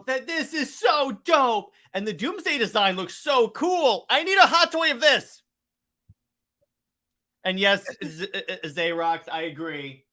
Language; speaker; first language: English; native; English